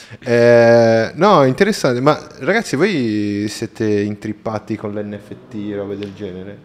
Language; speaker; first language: Italian; native; Italian